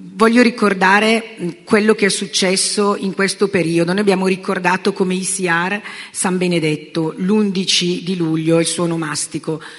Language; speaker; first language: Italian; native; Italian